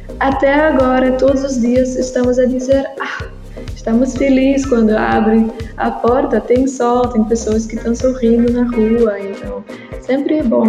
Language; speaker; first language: Portuguese; non-native, learner; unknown